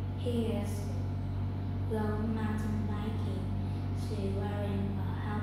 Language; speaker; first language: English; non-native, learner; Vietnamese